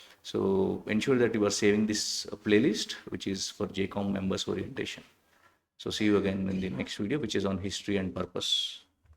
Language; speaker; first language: English; non-native, local second language; Telugu